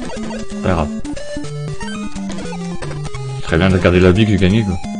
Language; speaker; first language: French; native; French